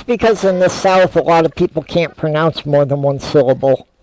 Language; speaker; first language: English; native; English